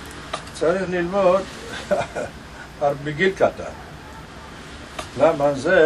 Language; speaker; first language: Hebrew; non-native, learner; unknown